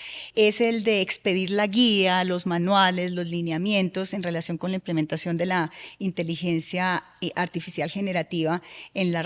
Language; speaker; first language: Spanish; native; Spanish